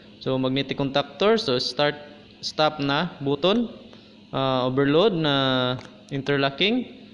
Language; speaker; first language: Filipino; non-native, local second language; Cebuano